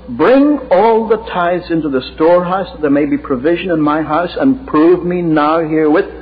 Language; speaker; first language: English; native; English